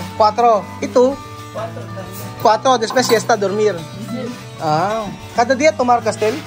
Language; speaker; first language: Spanish; non-native, learner; Filipino